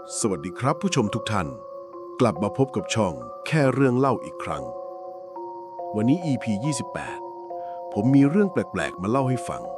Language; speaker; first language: Thai; native; Thai